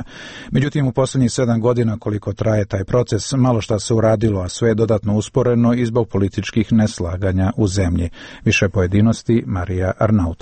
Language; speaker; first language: Croatian; native; Croatian